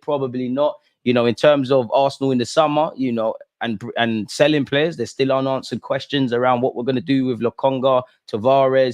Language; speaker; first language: English; native; English